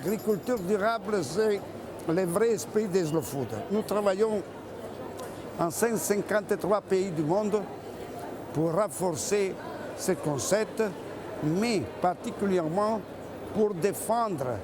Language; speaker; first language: French; non-native, fluent; Italian